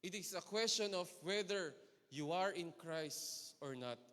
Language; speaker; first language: English; non-native, local second language; Filipino